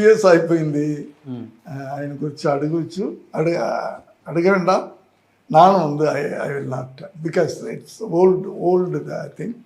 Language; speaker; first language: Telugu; non-native, learner; Tamil